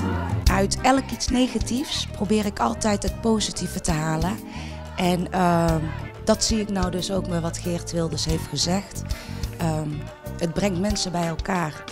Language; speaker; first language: Dutch; early bilingual, other home language; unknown